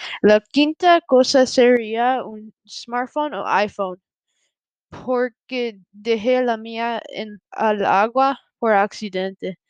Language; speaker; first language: Spanish; non-native, fluent; English